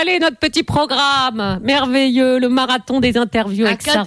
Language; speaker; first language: French; native; French